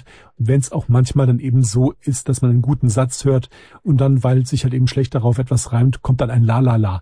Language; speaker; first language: German; native; German